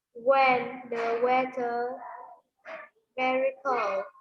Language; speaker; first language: English; non-native, learner; Vietnamese